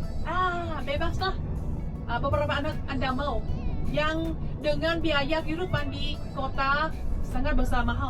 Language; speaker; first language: Indonesian; non-native, fluent; Vietnamese